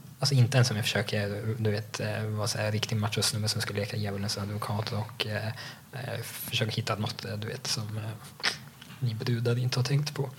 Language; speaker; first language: Swedish; native; Swedish